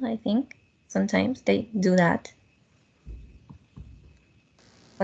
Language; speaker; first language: English; non-native, fluent; Spanish